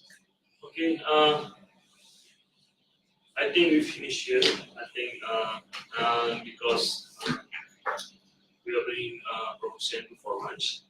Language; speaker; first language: English; non-native, local second language; Malay